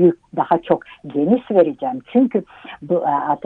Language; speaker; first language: Turkish; early bilingual, heritage; Turkish